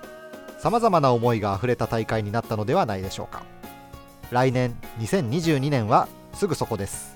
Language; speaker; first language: Japanese; native; Japanese